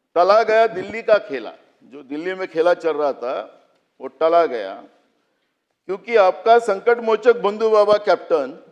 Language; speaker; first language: Hindi; non-native, local second language; Marathi